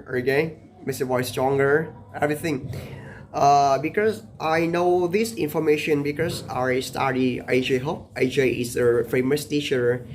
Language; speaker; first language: English; non-native, learner; Vietnamese